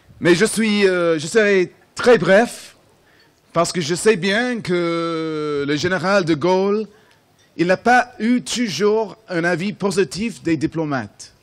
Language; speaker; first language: French; non-native, fluent; English